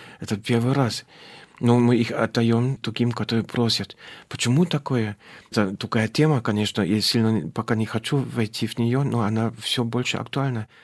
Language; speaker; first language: Russian; non-native, fluent; German